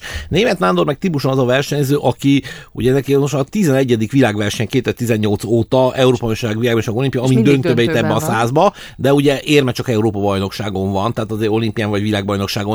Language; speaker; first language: Hungarian; native; Hungarian